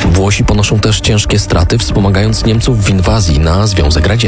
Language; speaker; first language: Polish; native; Polish